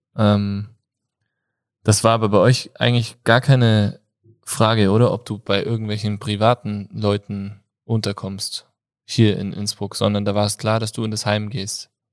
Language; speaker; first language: German; native; German